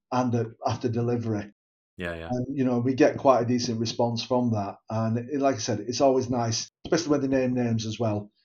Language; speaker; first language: English; native; English